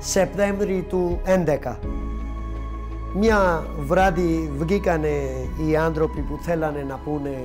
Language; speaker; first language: Greek; non-native, fluent; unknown